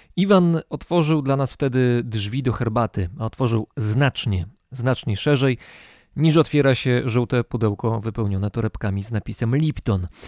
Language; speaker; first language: Polish; native; Polish